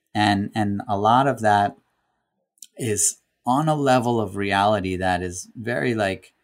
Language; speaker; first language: English; native; English